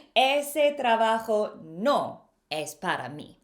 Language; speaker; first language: Spanish; non-native, fluent; English